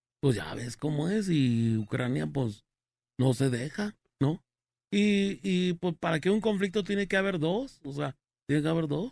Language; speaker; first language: Spanish; native; Spanish